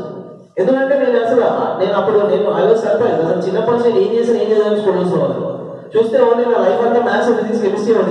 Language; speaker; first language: Telugu; native; Telugu